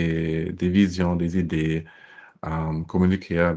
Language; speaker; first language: French; non-native, fluent; German